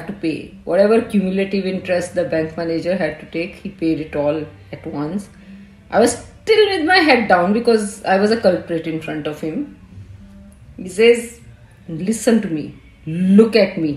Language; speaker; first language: English; non-native, local second language; Punjabi